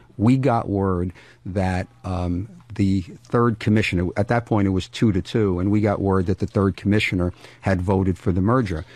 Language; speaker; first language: English; native; English